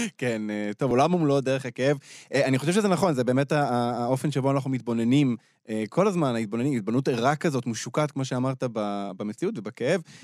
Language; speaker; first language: Hebrew; native; Hebrew